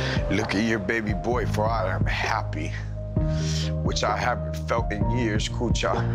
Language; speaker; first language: English; early bilingual, other home language; Spanish